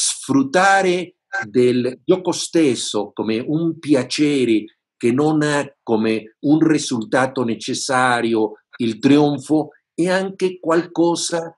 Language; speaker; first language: Italian; non-native, fluent; Spanish